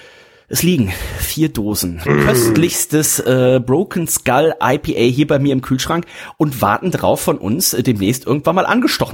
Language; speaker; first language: German; native; German